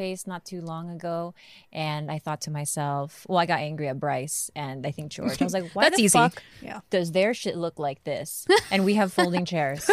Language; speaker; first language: English; non-native, local second language; Filipino